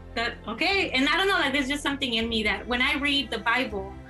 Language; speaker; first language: English; native; English